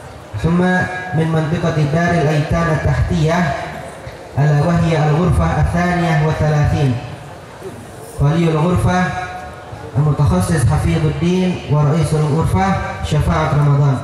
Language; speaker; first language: Arabic; non-native, fluent; Indonesian